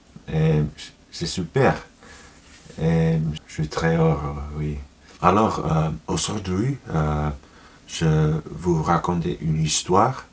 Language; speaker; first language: French; non-native, learner; Finnish